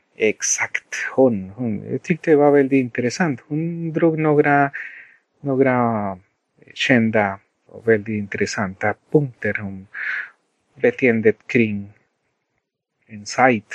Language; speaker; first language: Swedish; non-native, fluent; Spanish